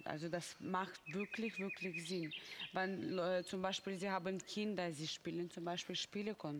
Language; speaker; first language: German; non-native, fluent; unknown